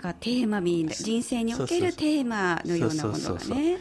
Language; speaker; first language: Japanese; native; Japanese